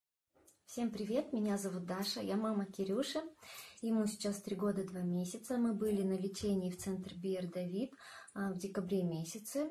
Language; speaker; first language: Russian; native; Russian